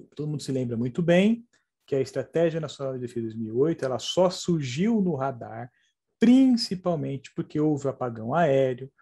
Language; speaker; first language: Portuguese; native; Portuguese